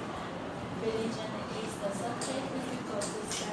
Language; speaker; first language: English; non-native, learner; Vietnamese